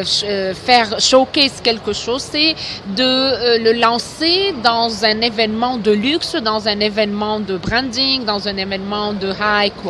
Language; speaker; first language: French; non-native, local second language; Arabic